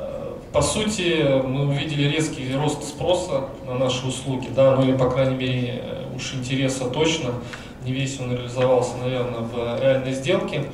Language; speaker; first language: Russian; native; Russian